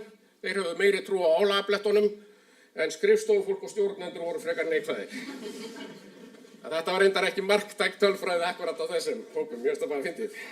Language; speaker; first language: Icelandic; native; Icelandic